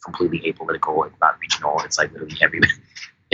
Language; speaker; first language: English; native; English